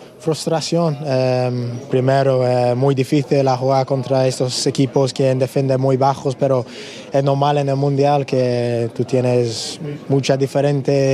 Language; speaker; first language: Spanish; non-native, learner; English